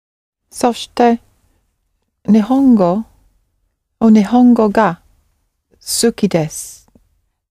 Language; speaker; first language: Japanese; non-native, learner; English